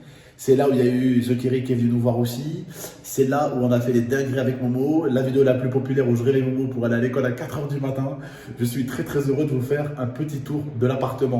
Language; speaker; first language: French; native; French